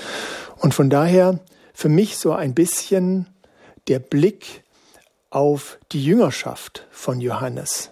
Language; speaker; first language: German; native; German